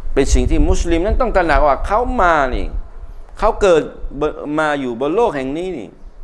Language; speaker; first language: Thai; non-native, local second language; Malay